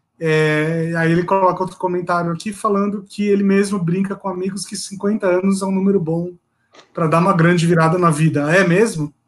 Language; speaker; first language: Portuguese; native; Portuguese